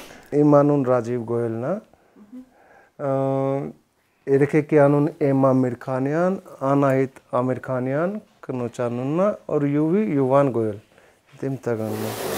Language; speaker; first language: Armenian; non-native, learner; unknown